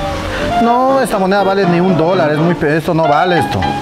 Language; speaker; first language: Spanish; native; Spanish